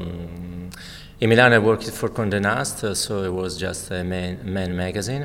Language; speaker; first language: English; non-native, fluent; Italian